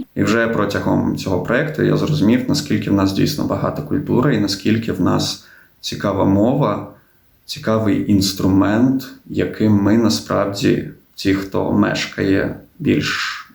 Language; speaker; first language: Ukrainian; non-native, local second language; Russian